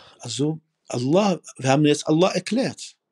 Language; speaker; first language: German; non-native, fluent; Arabic